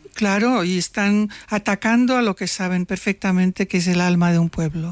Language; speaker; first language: Spanish; non-native, local second language; Catalan